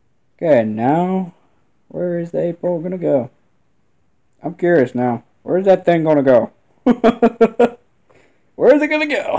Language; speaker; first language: English; native; English